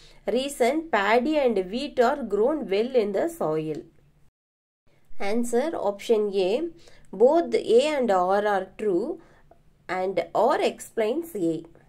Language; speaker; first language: English; non-native, local second language; Tamil